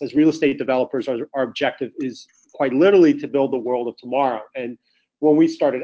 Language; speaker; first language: English; native; English